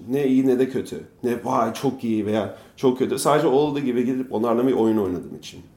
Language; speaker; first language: Turkish; non-native, fluent; English